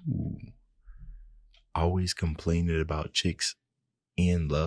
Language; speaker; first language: English; native; English